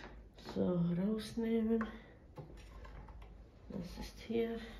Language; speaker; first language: German; non-native, fluent; Bosnian